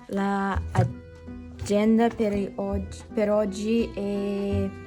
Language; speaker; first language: Italian; non-native, learner; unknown